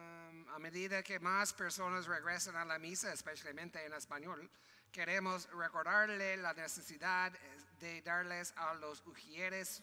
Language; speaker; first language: Spanish; non-native, learner; English